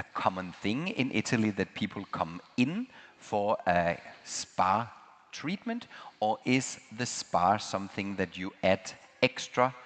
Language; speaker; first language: English; non-native, fluent; Danish